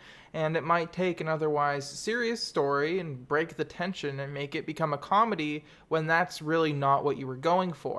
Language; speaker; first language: English; native; English